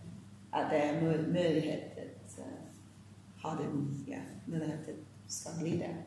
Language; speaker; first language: Swedish; non-native, learner; English